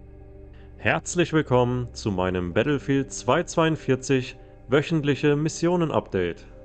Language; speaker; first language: German; native; German